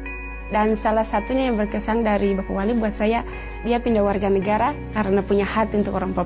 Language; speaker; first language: Indonesian; non-native, local second language; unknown